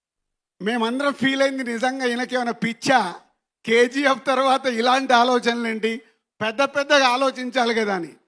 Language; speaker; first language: Telugu; native; Telugu